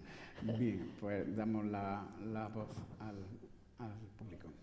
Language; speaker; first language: Spanish; native; Spanish